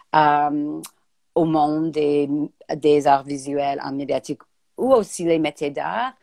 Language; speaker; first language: French; native; French